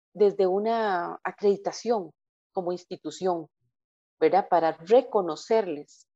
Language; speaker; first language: Spanish; native; Spanish